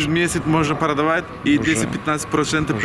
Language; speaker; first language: Russian; non-native, learner; Turkish